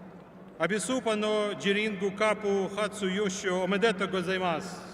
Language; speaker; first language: Japanese; non-native, fluent; Ukrainian